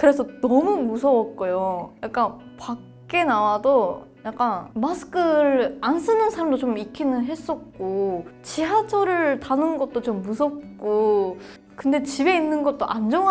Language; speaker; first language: Korean; non-native, fluent; Japanese